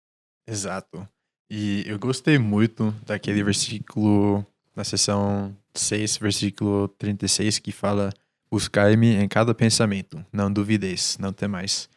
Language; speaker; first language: Portuguese; non-native, fluent; English